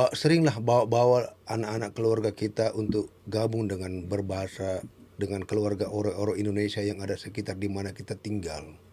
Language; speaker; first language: Indonesian; native; Indonesian